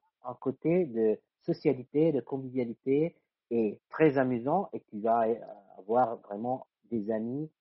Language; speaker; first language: French; non-native, fluent; Italian